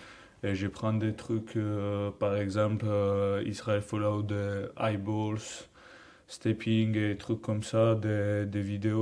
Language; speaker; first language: French; non-native, learner; Georgian